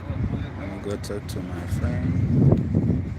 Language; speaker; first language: English; non-native, local second language; Shona